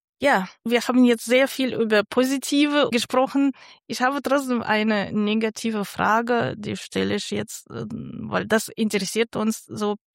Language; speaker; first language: German; non-native, fluent; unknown